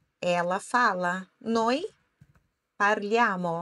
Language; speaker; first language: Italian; non-native, fluent; Portuguese